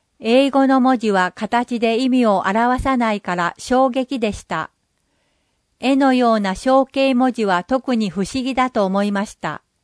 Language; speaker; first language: Japanese; non-native, fluent; English